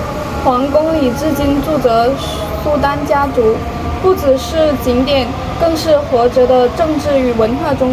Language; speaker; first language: Chinese; native; Chinese